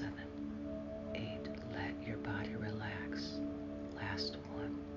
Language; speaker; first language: English; native; English